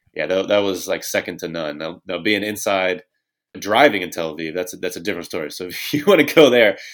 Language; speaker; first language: English; native; English